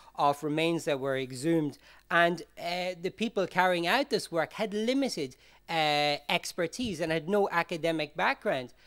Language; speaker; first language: English; native; English